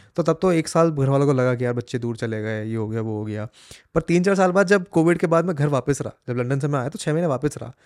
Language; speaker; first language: Hindi; native; Hindi